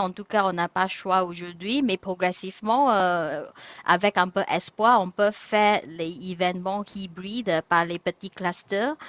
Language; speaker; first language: French; non-native, fluent; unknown